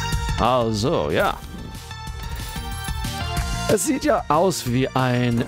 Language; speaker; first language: German; non-native, fluent; English